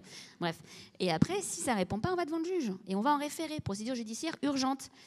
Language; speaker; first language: French; native; French